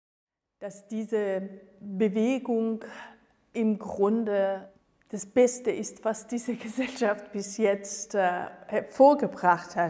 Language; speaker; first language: German; non-native, fluent; Persian